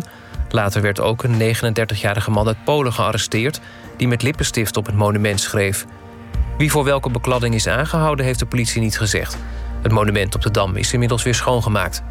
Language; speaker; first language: Dutch; native; Dutch